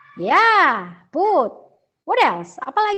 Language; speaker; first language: English; non-native, learner; Indonesian